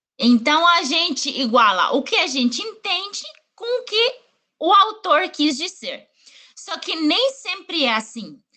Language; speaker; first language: Portuguese; non-native, fluent; Spanish